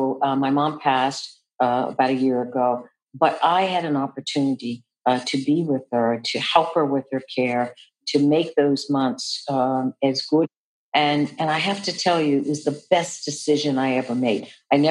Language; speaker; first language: English; native; English